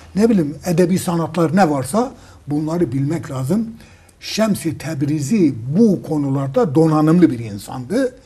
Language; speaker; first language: Turkish; native; Turkish